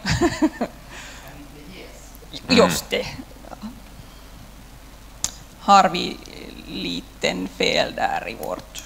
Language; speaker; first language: Swedish; non-native, local second language; Finnish